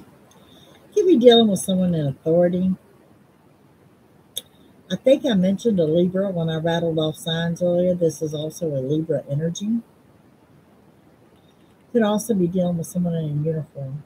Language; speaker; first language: English; native; English